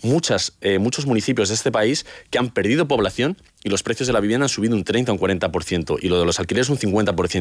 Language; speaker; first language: Spanish; native; Spanish